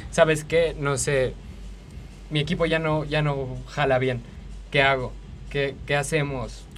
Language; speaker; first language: Spanish; native; Spanish